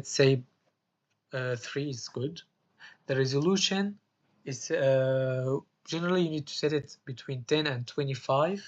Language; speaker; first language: English; non-native, fluent; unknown